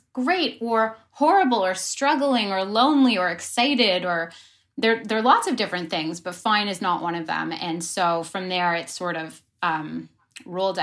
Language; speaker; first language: English; native; English